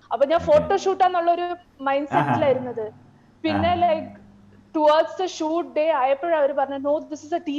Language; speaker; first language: Malayalam; early bilingual, heritage; Malayalam